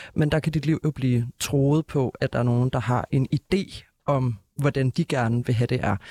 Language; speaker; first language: Danish; native; Danish